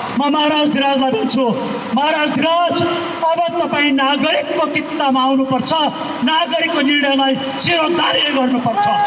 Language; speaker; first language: Nepali; native; Nepali